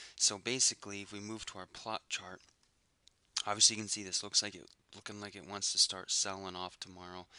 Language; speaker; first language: English; native; English